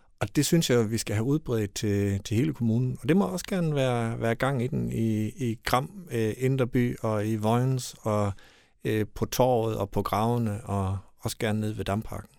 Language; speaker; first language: Danish; native; Danish